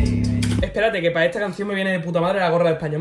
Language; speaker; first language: Spanish; native; Spanish